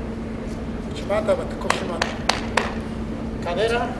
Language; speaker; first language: English; non-native, learner; Spanish